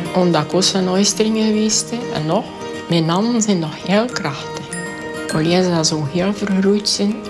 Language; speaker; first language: Dutch; native; Dutch